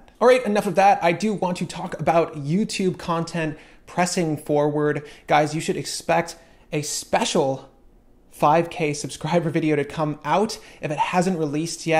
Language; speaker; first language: English; native; English